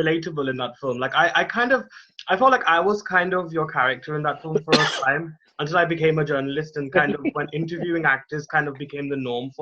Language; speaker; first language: English; non-native, local second language; Hindi